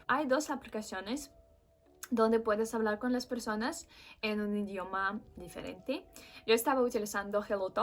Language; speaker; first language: Spanish; non-native, fluent; Russian